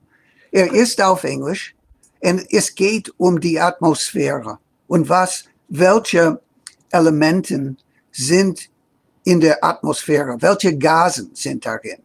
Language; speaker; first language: German; non-native, fluent; English